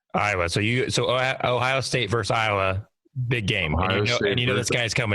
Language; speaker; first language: English; native; English